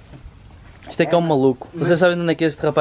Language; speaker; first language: Portuguese; native; Portuguese